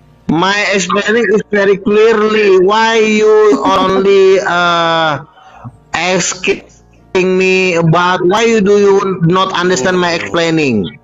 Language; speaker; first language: English; non-native, learner; Indonesian